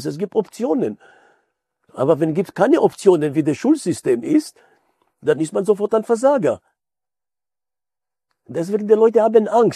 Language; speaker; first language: German; non-native, fluent; Hebrew